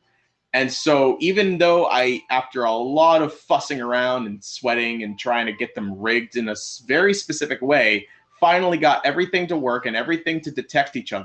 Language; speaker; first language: English; native; English